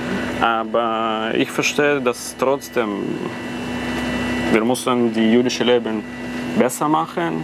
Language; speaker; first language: German; non-native, learner; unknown